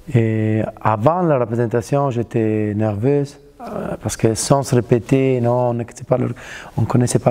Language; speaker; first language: French; non-native, fluent; Italian